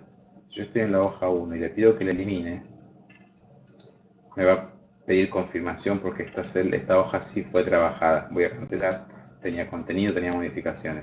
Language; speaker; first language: Spanish; native; Spanish